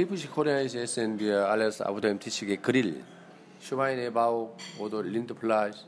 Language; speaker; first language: German; non-native, learner; Korean